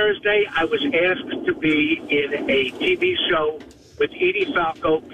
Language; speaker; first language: English; native; English